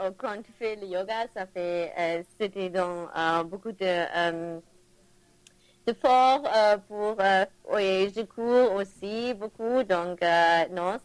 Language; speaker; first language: French; non-native, learner; German